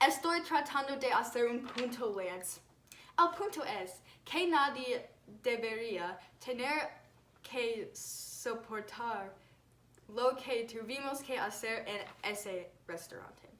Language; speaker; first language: Spanish; non-native, learner; English